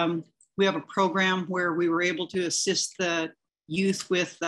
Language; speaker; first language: English; native; English